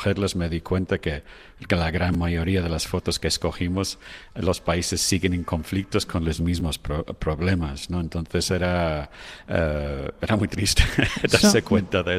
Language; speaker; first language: Spanish; non-native, fluent; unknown